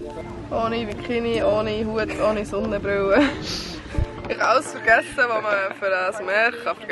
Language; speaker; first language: German; native; German